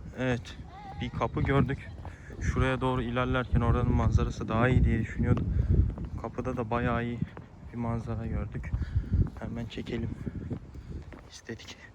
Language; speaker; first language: Turkish; native; Turkish